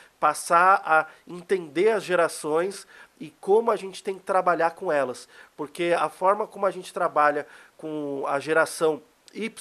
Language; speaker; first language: Portuguese; native; Portuguese